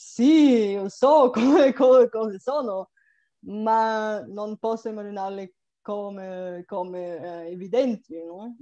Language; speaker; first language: Italian; non-native, fluent; Bulgarian